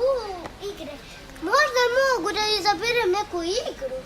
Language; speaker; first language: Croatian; early bilingual, heritage; Croatian